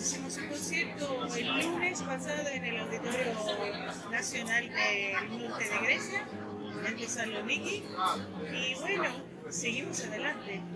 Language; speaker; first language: Spanish; non-native, fluent; Greek